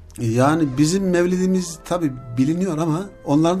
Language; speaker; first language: Turkish; native; Turkish